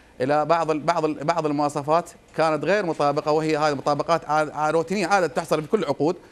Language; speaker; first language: Arabic; native; Arabic